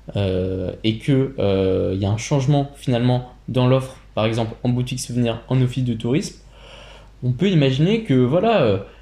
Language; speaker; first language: French; native; French